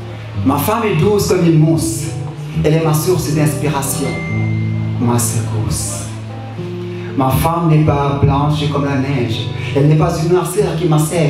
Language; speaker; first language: French; non-native, local second language; Wolof